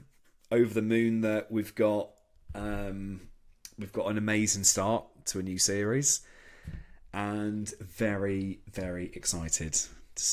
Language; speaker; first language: English; native; English